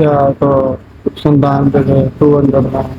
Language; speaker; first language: Filipino; non-native, learner; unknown